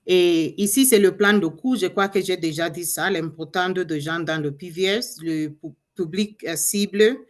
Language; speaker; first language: French; non-native, learner; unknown